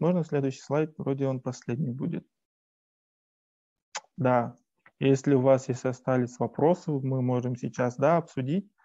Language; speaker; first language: Russian; native; Russian